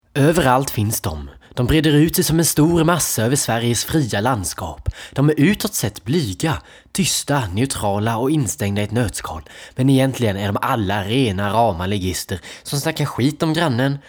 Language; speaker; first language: Swedish; native; Swedish